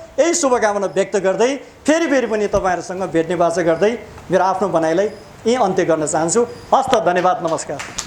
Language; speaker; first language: Nepali; non-native, local second language; Eastern Tamang